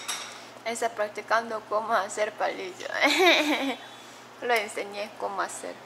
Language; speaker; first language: Spanish; non-native, learner; Korean